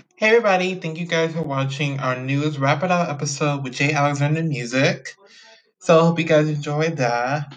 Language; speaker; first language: English; native; English